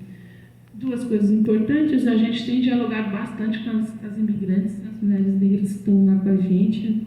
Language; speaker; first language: Portuguese; native; Portuguese